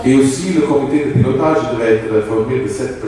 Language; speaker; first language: French; non-native, fluent; Italian